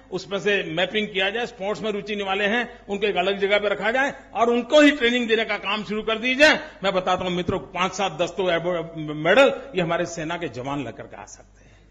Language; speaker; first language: Hindi; non-native, local second language; Gujarati